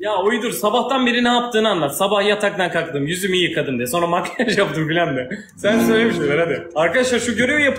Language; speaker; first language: Turkish; native; Turkish